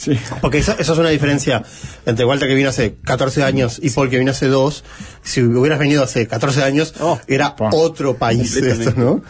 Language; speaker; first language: Spanish; native; Spanish